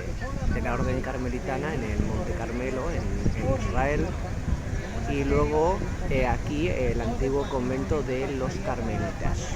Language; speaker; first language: Spanish; native; Spanish